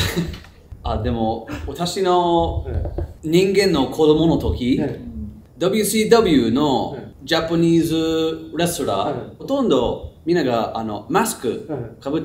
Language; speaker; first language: Japanese; non-native, learner; English